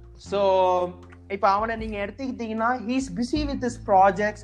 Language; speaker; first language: English; non-native, local second language; Tamil